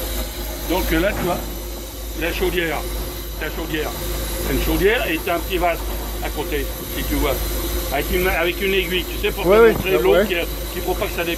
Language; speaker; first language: French; native; French